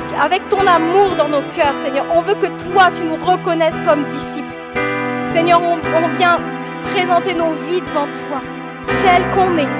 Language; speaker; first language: French; native; French